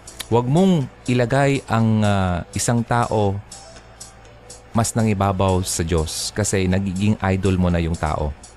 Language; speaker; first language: Filipino; native; Filipino